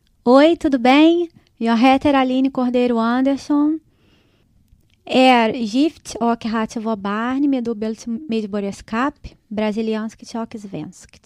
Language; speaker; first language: Swedish; non-native, fluent; Portuguese